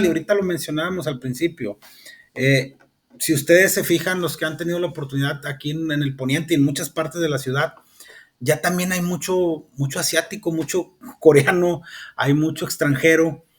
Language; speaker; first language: Spanish; native; Spanish